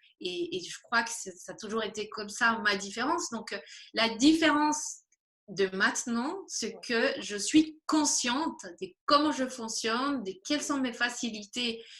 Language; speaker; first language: French; non-native, fluent; Spanish